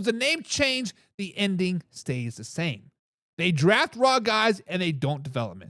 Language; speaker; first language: English; native; English